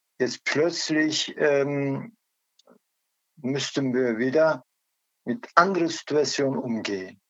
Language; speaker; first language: German; non-native, learner; Turkish